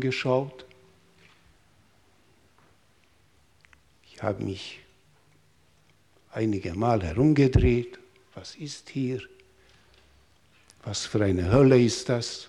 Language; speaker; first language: German; non-native, fluent; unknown